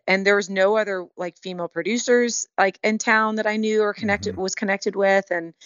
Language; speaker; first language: English; native; English